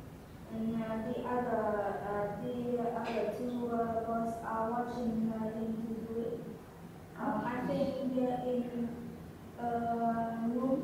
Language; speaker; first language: English; non-native, learner; Vietnamese